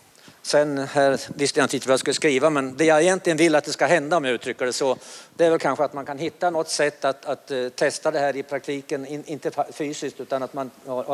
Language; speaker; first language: Swedish; native; Swedish